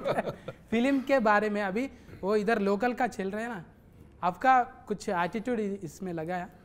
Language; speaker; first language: Hindi; non-native, local second language; Telugu